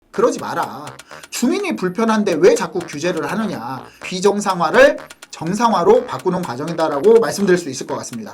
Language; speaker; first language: Korean; native; Korean